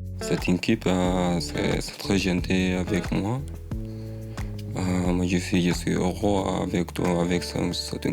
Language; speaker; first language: French; non-native, learner; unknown